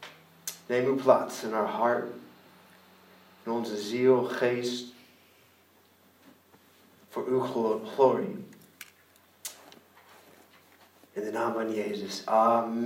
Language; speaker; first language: Dutch; non-native, learner; English